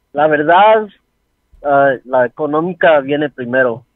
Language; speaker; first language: Spanish; early bilingual, heritage; Spanish